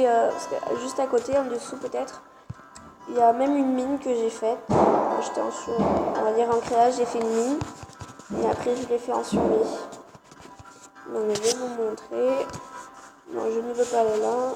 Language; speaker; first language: French; native; French